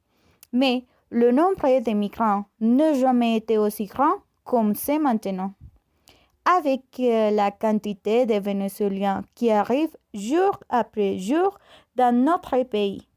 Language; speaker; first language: French; non-native, learner; Spanish